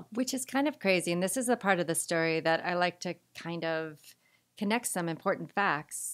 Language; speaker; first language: English; native; English